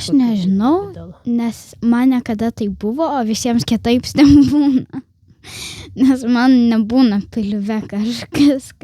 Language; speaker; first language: Lithuanian; early bilingual, heritage; Lithuanian